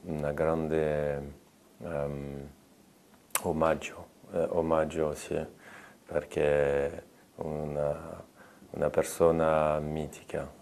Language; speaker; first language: Italian; non-native, fluent; French